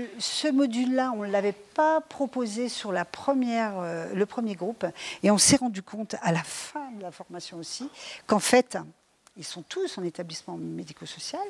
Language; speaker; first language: French; native; French